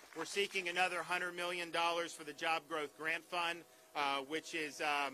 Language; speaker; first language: English; native; English